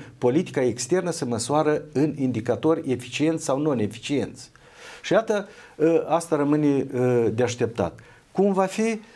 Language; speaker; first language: Romanian; native; Romanian